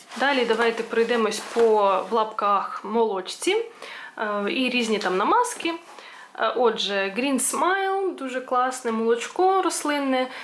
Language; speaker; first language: Ukrainian; non-native, local second language; Russian